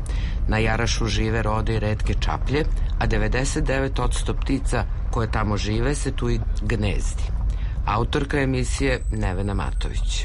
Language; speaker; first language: Serbian; native; Serbian